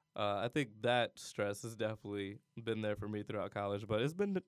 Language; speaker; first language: English; native; English